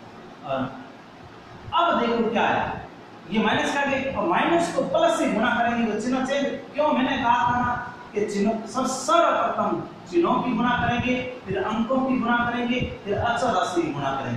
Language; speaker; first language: Hindi; native; Hindi